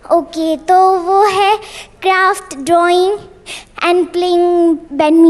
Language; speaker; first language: Hindi; non-native, local second language; Bangla